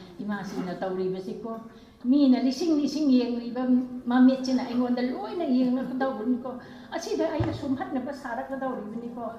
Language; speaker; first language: Manipuri; non-native, local second language; Rongmei Naga